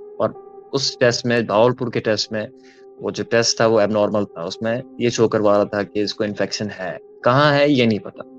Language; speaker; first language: Urdu; early bilingual, heritage; Urdu